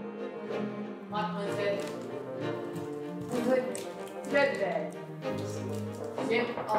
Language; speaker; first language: French; non-native, learner; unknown